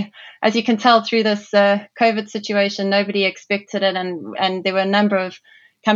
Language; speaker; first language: English; native; English